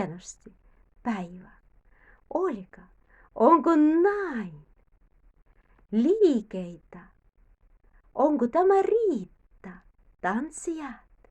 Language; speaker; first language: Finnish; non-native, learner; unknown